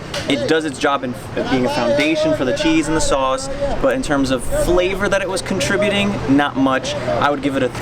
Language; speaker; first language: English; native; English